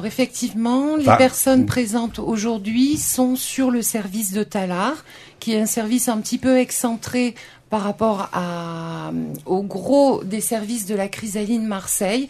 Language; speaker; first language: French; native; French